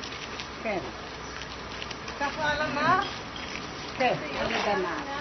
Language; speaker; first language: Hebrew; non-native, fluent; Malayalam